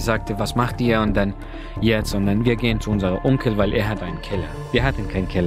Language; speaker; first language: German; non-native, learner; Persian